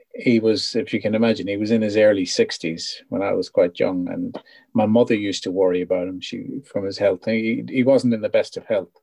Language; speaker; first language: English; native; English